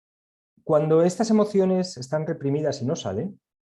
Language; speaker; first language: Spanish; native; Spanish